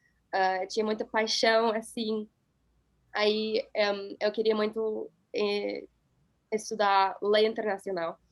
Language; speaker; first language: Portuguese; non-native, fluent; English